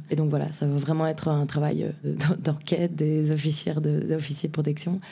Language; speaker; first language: French; native; French